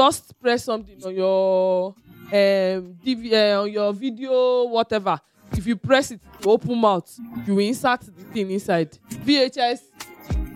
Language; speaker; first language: English; non-native, local second language; Yoruba